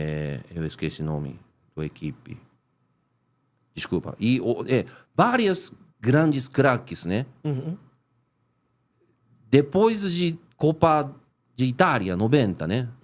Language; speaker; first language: Portuguese; non-native, learner; Japanese